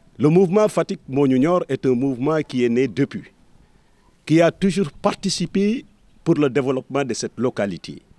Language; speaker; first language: French; non-native, local second language; Serer